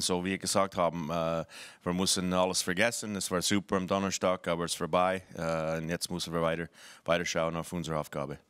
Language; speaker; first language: German; non-native, fluent; English